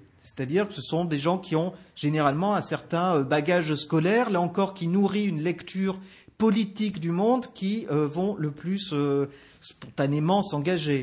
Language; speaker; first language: French; native; French